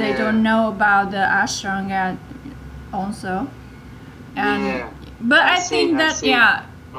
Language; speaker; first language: English; non-native, learner; Vietnamese